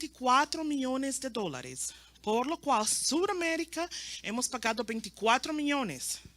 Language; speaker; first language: Portuguese; non-native, learner; Spanish